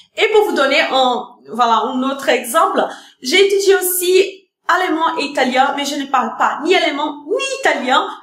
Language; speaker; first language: French; non-native, fluent; Portuguese